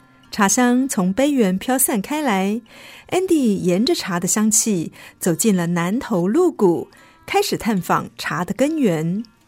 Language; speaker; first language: Chinese; native; Chinese